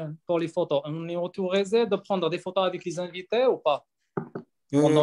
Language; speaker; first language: French; non-native, learner; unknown